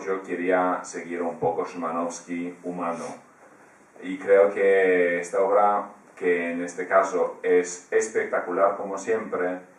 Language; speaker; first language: Spanish; non-native, fluent; Polish